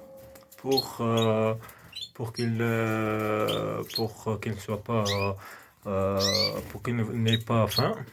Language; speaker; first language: French; non-native, local second language; Arabic